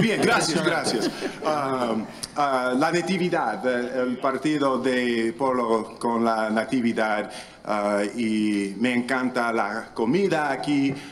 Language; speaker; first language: Spanish; non-native, learner; English